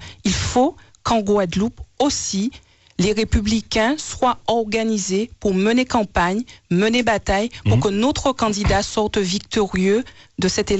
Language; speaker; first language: French; native; French